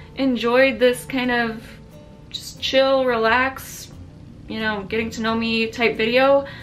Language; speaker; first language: English; early bilingual, other home language; Italian